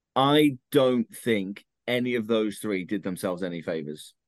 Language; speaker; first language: English; native; English